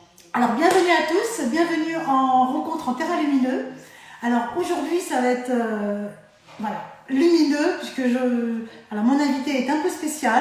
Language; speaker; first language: French; native; French